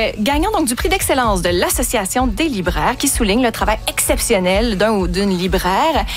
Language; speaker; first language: French; native; French